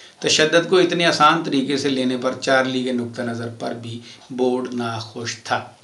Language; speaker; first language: Urdu; non-native, local second language; Punjabi